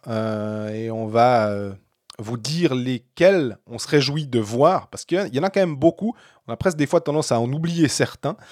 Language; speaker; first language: French; native; French